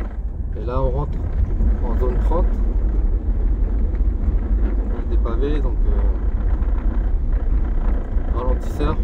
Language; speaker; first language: French; native; French